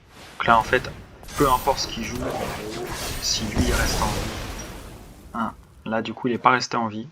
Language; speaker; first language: French; native; French